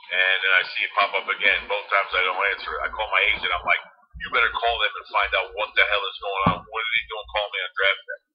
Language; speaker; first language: English; native; English